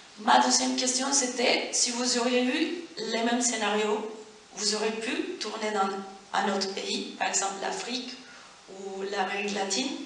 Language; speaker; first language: French; non-native, fluent; Spanish